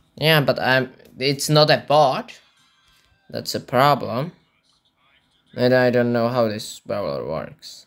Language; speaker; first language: English; non-native, learner; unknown